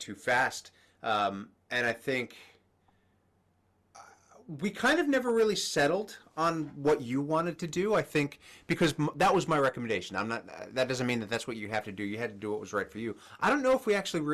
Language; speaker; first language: English; native; English